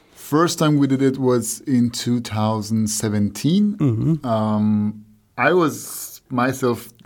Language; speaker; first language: English; non-native, fluent; Persian